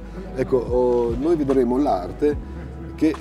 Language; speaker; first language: Italian; native; Italian